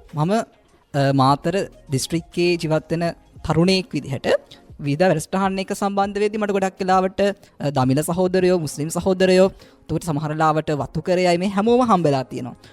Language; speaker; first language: Sinhala; native; Sinhala